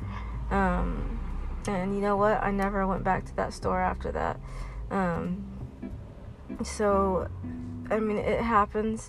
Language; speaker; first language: English; native; English